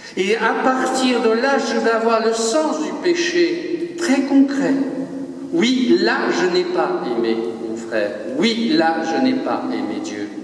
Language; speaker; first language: French; native; French